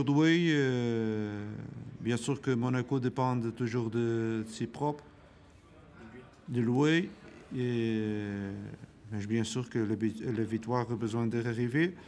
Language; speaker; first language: French; non-native, learner; Portuguese